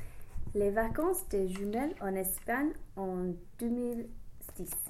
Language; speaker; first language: French; non-native, learner; English